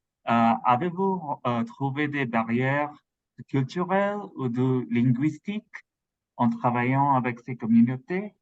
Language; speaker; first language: French; non-native, learner; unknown